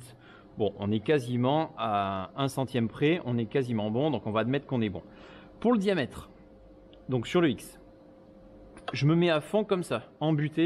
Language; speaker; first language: French; native; French